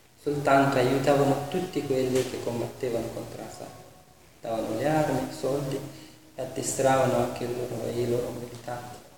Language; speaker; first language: Italian; non-native, fluent; Persian